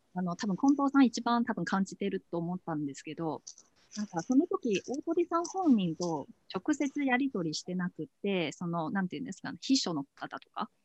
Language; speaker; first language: Japanese; non-native, fluent; Chinese